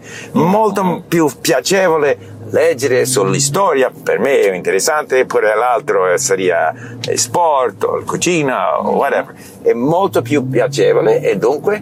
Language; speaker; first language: Italian; non-native, learner; English